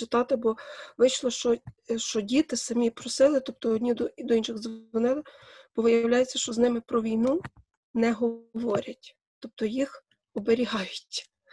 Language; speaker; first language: Ukrainian; native; Ukrainian